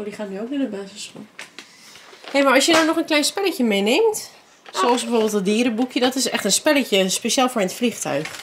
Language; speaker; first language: Dutch; native; Dutch